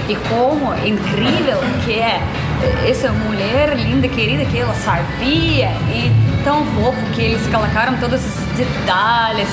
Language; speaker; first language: Portuguese; non-native, learner; Russian